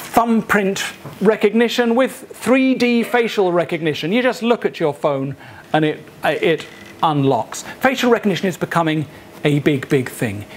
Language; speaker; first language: English; native; English